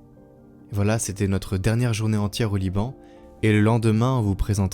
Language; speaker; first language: French; native; French